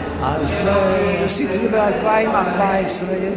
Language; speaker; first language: Hebrew; non-native, fluent; Yiddish